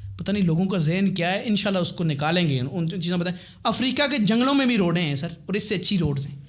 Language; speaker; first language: Urdu; non-native, local second language; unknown